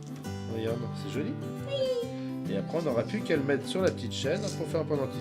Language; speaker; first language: French; native; French